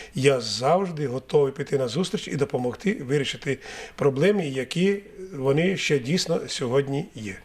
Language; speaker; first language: Ukrainian; native; Ukrainian